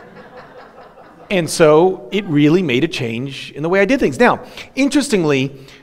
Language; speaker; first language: English; native; English